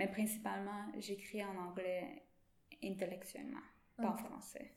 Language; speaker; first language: French; non-native, local second language; English